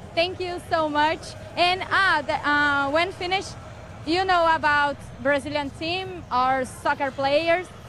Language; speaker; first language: English; non-native, learner; Portuguese